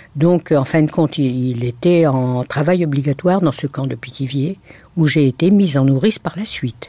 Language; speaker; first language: French; native; French